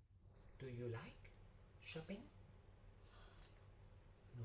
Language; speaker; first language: English; non-native, learner; Vietnamese